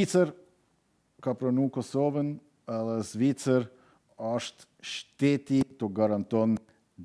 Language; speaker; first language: Albanian; non-native, learner; German